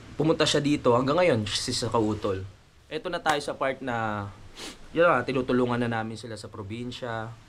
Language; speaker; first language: Filipino; native; Filipino